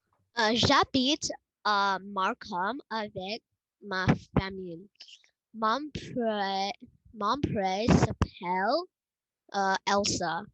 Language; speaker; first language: French; non-native, learner; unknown